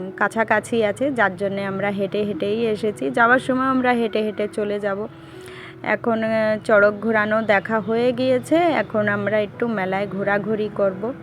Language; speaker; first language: Bangla; non-native, local second language; Hindi